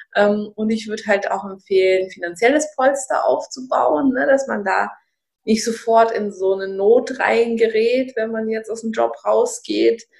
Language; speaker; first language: German; early bilingual, other home language; Russian